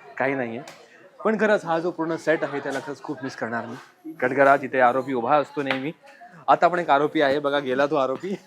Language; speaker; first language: Marathi; non-native, local second language; Gujarati